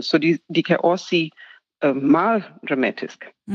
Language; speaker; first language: Danish; non-native, fluent; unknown